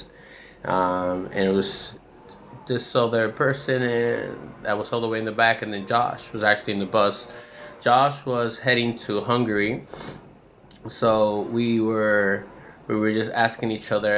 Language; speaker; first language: English; native; English